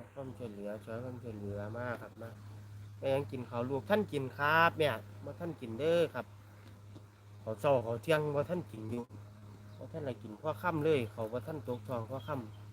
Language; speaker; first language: Thai; native; Thai